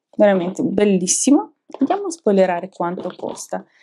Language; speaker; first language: Italian; non-native, fluent; Ukrainian